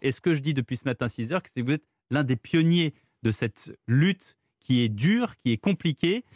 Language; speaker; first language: French; native; French